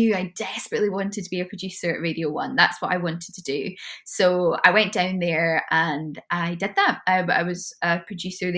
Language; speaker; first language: English; native; English